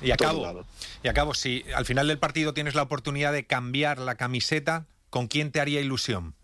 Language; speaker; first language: Spanish; native; Spanish